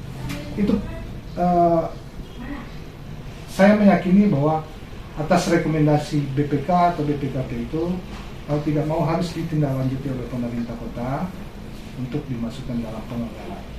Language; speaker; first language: Indonesian; native; Indonesian